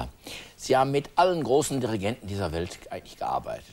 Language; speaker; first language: German; native; German